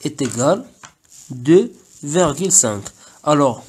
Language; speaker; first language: French; non-native, local second language; Arabic